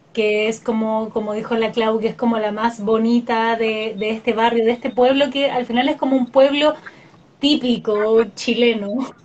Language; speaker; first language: Spanish; native; Spanish